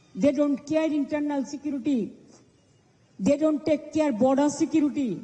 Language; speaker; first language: English; non-native, local second language; Bangla